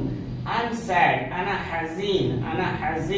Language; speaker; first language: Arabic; non-native, fluent; Hindi